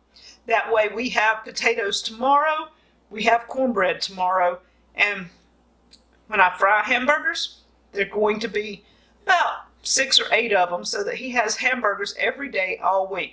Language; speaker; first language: English; native; English